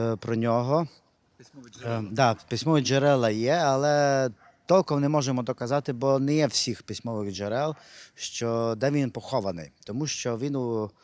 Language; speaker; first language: Ukrainian; non-native, local second language; Hungarian